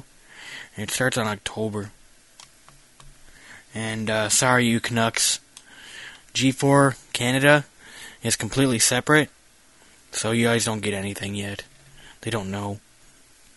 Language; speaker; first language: English; native; English